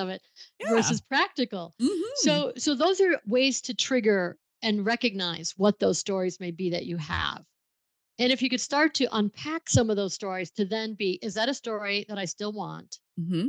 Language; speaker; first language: English; native; English